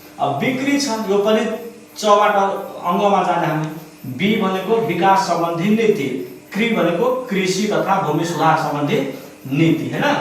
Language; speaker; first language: Nepali; non-native, local second language; Maithili